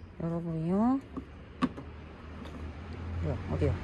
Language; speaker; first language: Korean; native; Korean